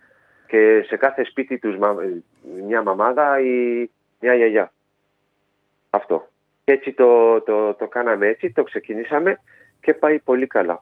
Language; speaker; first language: Greek; early bilingual, heritage; Greek